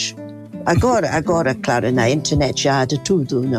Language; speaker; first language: Portuguese; non-native, fluent; English